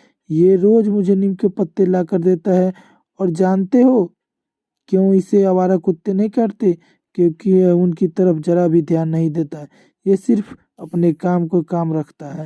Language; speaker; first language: Hindi; native; Hindi